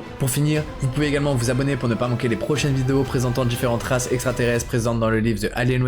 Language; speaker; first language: French; native; French